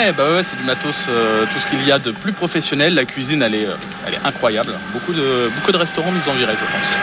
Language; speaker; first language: French; native; French